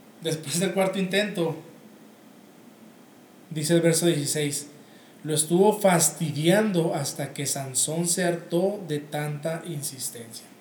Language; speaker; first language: Spanish; native; Spanish